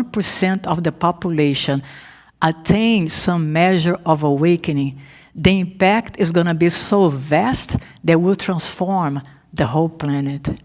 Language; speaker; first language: English; non-native, fluent; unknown